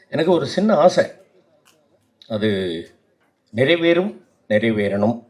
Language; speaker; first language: Tamil; native; Tamil